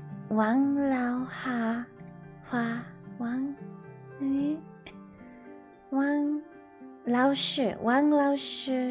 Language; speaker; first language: Chinese; non-native, learner; English